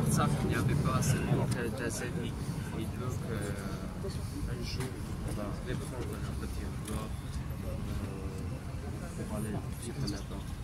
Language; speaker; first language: French; non-native, learner; Armenian